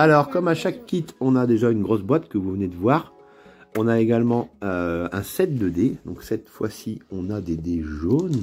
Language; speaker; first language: French; native; French